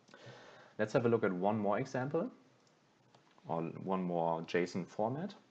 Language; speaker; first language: English; non-native, fluent; German